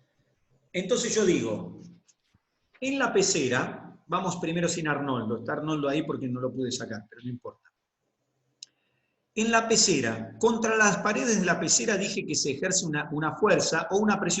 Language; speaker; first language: Spanish; native; Spanish